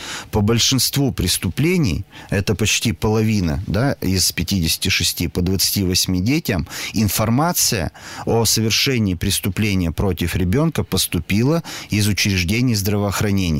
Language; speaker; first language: Russian; native; Russian